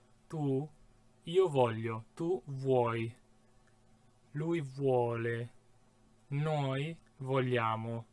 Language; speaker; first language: Italian; non-native, fluent; English